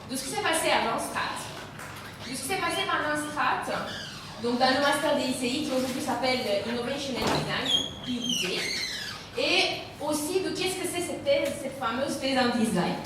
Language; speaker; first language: French; non-native, fluent; Romanian